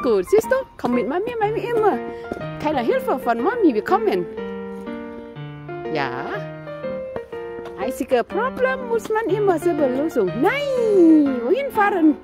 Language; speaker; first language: German; non-native, learner; Thai